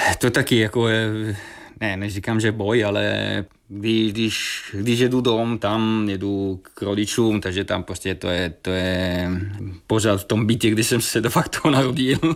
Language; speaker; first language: Czech; non-native, fluent; Italian